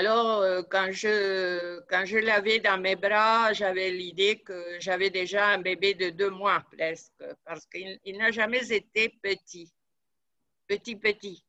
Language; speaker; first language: French; non-native, fluent; Spanish